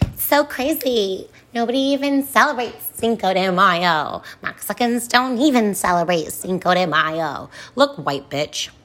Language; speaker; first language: English; early bilingual, other home language; Spanish